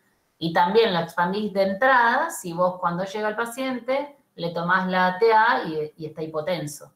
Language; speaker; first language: Spanish; native; Spanish